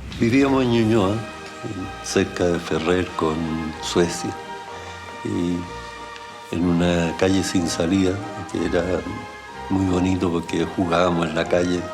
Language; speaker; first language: Spanish; early bilingual, other home language; German